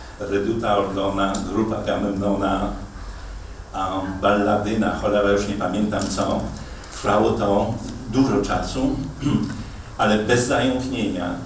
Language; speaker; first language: Polish; native; Polish